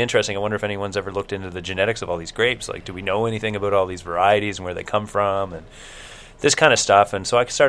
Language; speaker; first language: English; native; English